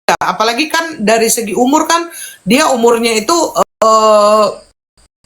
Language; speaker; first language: Indonesian; native; Indonesian